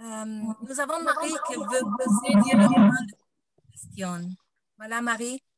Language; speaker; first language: French; non-native, learner; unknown